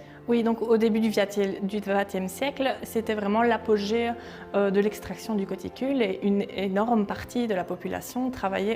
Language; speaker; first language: French; native; French